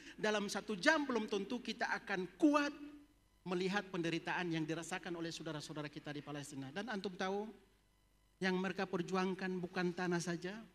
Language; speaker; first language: Indonesian; native; Indonesian